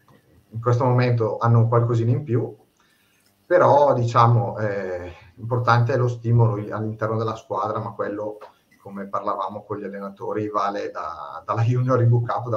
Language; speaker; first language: Italian; native; Italian